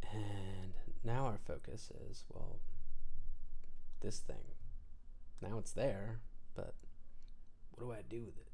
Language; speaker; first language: English; native; English